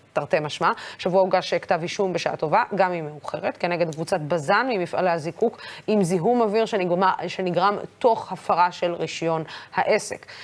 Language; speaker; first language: Hebrew; non-native, local second language; Arabic